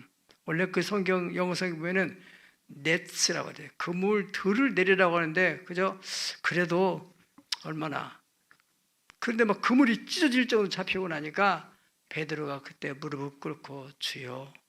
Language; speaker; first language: Korean; native; Korean